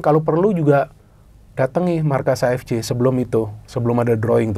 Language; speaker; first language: Indonesian; native; Indonesian